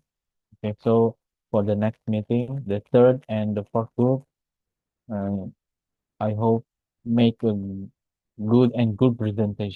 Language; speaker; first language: English; non-native, fluent; Indonesian